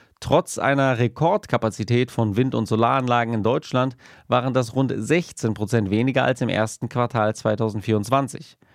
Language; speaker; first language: German; native; German